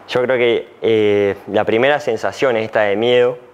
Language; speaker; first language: Spanish; native; Spanish